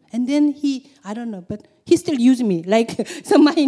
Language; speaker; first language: English; non-native, learner; Korean